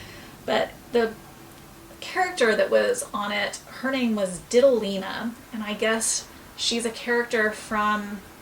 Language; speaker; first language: English; native; English